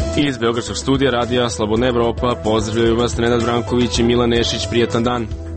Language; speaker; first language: Serbian; native; Serbian